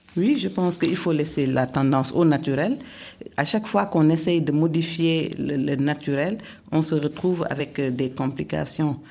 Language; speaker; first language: French; non-native, local second language; Wolof